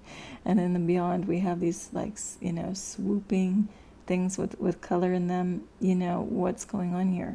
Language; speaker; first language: English; native; English